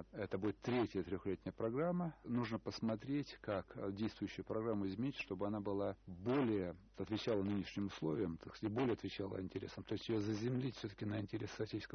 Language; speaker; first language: Russian; native; Russian